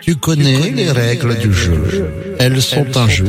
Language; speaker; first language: French; native; French